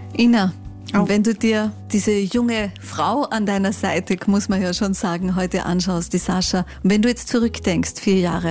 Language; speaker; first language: German; native; German